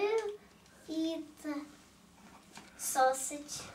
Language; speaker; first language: English; non-native, learner; Russian